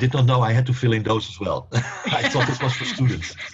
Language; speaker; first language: English; non-native, fluent; Dutch